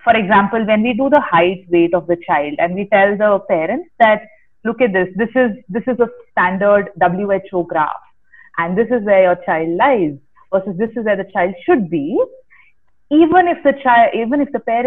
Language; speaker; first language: English; non-native, local second language; Kannada